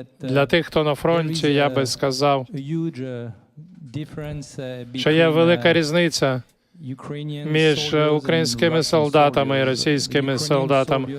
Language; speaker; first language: Ukrainian; non-native, fluent; French